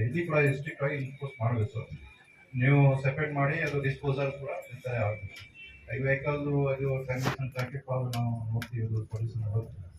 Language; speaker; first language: Kannada; non-native, learner; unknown